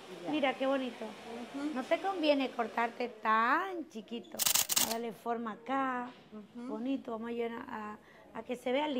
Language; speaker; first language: Spanish; native; Spanish